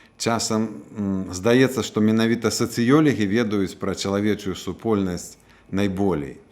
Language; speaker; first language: Belarusian; native; Belarusian